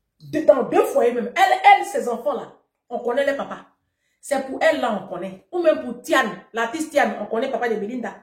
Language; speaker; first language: French; native; French